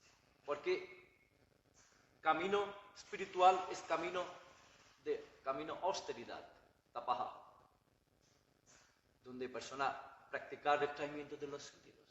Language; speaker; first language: Spanish; non-native, learner; Bangla